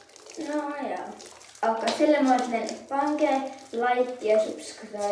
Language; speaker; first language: Estonian; early bilingual, heritage; Estonian